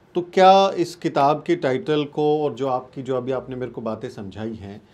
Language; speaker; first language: Hindi; native; Hindi